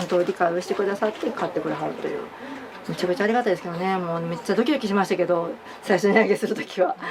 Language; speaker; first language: Japanese; native; Japanese